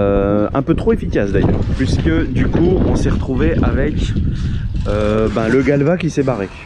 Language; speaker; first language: French; native; French